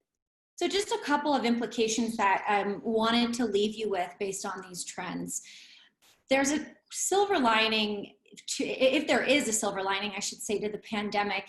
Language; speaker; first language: English; native; English